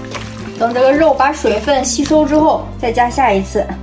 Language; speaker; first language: Chinese; native; Chinese